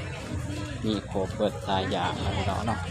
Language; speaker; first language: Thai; non-native, local second language; Northeastern Thai